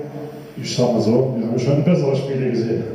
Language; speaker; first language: German; native; German